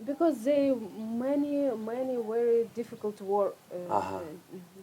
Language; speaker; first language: English; non-native, learner; Russian